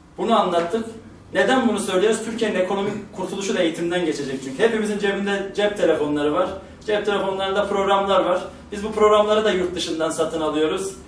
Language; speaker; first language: Turkish; native; Turkish